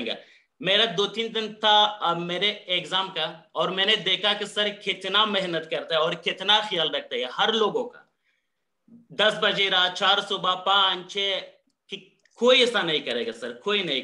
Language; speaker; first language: Hindi; non-native, learner; Persian